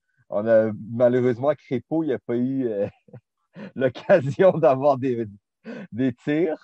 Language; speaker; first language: French; native; French